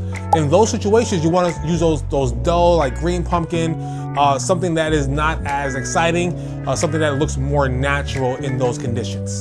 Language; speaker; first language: English; native; English